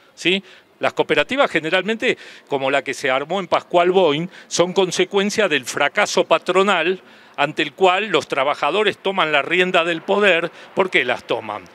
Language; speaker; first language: Spanish; native; Spanish